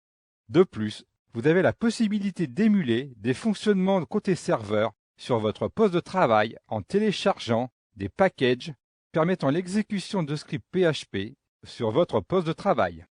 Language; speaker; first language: French; native; French